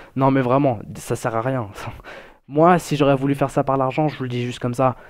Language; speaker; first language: French; native; French